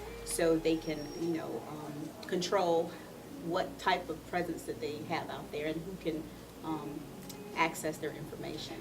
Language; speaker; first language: English; native; English